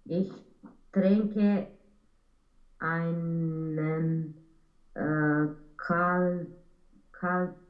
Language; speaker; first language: German; non-native, learner; Romanian